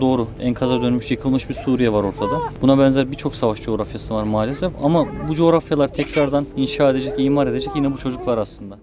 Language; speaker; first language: Turkish; native; Turkish